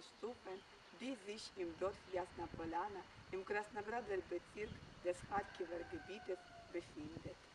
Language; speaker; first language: German; non-native, fluent; Ukrainian